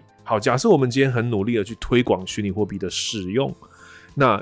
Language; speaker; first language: Chinese; native; Chinese